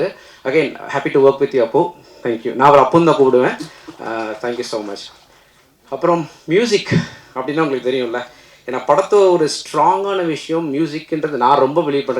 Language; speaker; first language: Tamil; native; Tamil